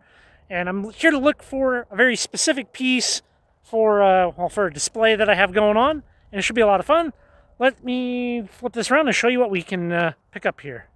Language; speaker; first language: English; native; English